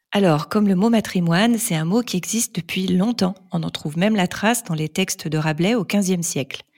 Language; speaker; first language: French; native; French